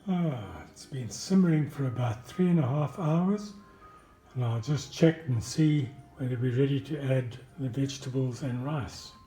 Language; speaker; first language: English; native; English